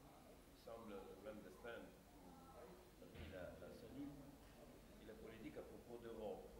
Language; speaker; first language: French; non-native, fluent; Italian